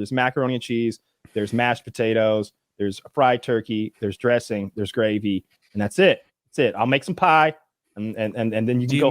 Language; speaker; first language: English; native; English